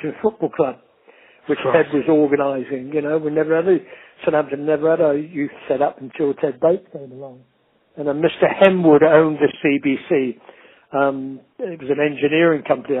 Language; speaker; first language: English; native; English